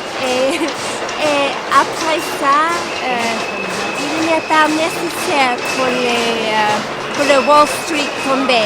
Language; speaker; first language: French; non-native, learner; English